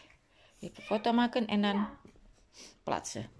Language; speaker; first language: Dutch; non-native, learner; Indonesian